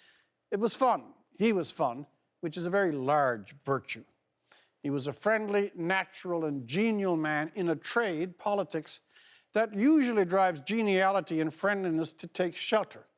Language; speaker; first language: English; native; English